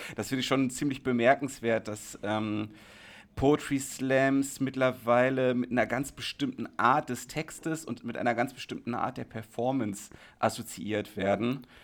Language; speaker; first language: German; native; German